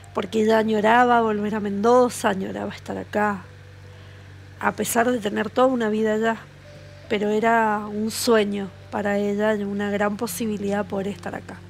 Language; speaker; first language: Spanish; native; Spanish